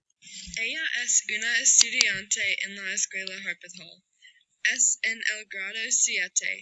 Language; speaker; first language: Spanish; non-native, learner; English